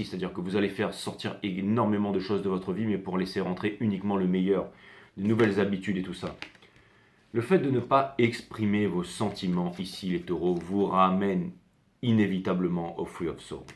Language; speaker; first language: French; native; French